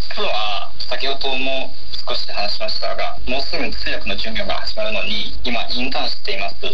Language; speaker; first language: Japanese; non-native, fluent; Chinese